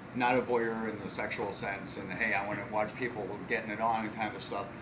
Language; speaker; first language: English; native; English